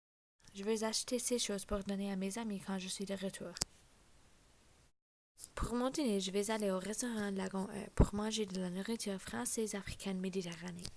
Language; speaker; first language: French; non-native, learner; English